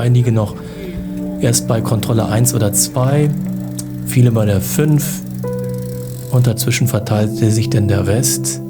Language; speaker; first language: German; native; German